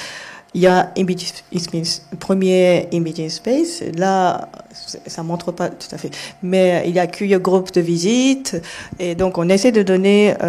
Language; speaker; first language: French; non-native, fluent; Japanese